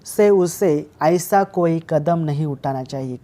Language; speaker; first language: Hindi; non-native, local second language; Marathi